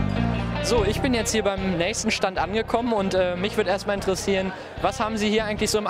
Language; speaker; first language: German; native; German